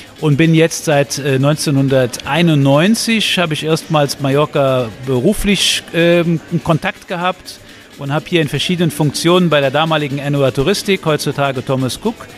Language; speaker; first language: German; native; German